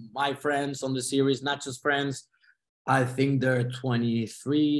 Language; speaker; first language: English; non-native, fluent; Spanish